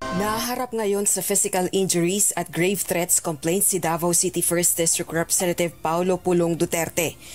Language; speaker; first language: Filipino; native; Filipino